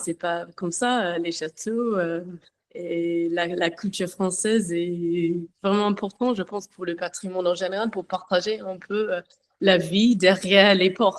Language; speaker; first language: French; non-native, learner; English